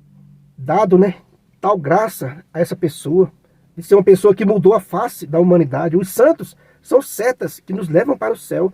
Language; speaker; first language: Portuguese; native; Portuguese